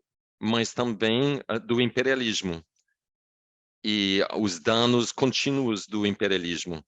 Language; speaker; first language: Portuguese; non-native, fluent; English